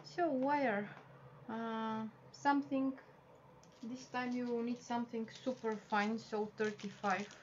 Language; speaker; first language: English; non-native, fluent; Bulgarian